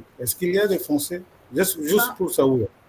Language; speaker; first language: French; non-native, fluent; Malayalam